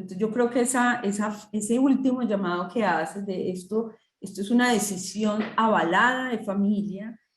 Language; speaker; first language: Spanish; native; Spanish